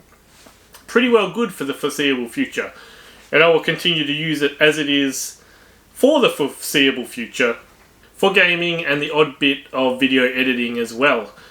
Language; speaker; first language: English; native; English